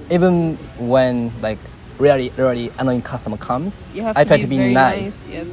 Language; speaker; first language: English; non-native, learner; Japanese